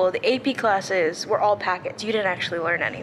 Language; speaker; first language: English; early bilingual, other home language; Spanish